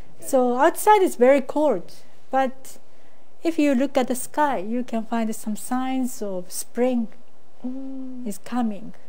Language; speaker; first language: English; non-native, fluent; Japanese